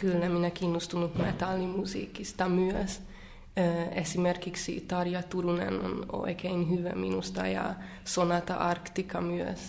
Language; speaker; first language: Finnish; non-native, learner; Hungarian